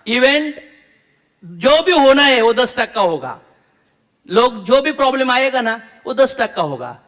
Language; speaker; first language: Hindi; non-native, local second language; Marathi